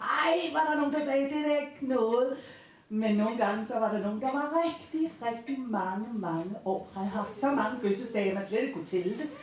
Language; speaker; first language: Danish; native; Danish